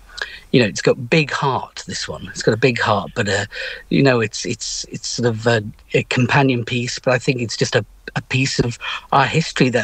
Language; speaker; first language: English; native; English